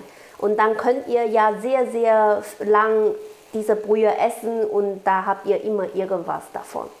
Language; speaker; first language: German; non-native, learner; Chinese